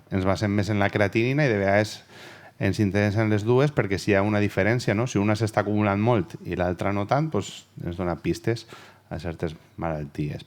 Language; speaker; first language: Catalan; native; Catalan